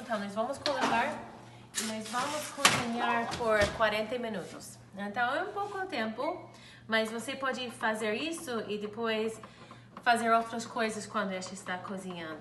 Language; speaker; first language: Portuguese; non-native, learner; English